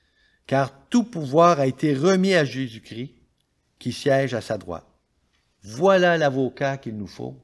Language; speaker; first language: French; native; French